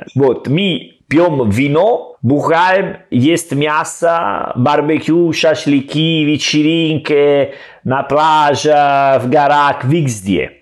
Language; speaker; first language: Russian; non-native, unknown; Italian